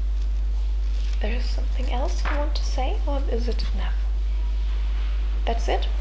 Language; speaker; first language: English; non-native, fluent; German